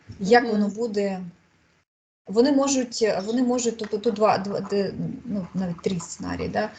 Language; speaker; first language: Ukrainian; non-native, local second language; Russian